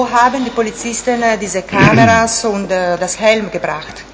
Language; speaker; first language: German; non-native, fluent; Italian